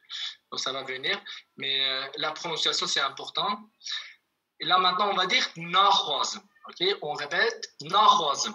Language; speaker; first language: French; non-native, fluent; Kurdish